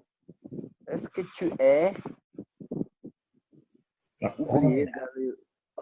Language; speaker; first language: French; non-native, learner; Portuguese